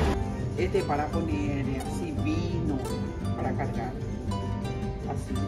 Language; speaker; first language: Spanish; non-native, local second language; Guarani